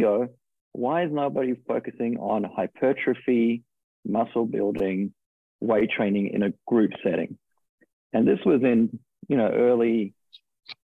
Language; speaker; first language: English; native; English